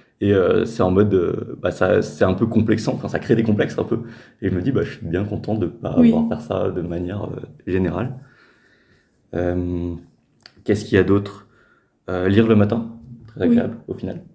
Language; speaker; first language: French; native; French